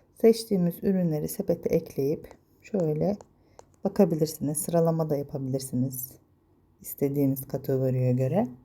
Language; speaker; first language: Turkish; native; Turkish